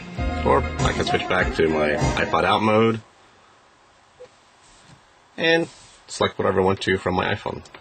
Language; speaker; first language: English; native; English